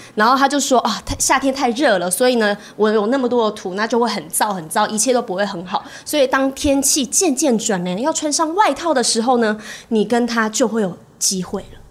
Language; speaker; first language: Chinese; native; Chinese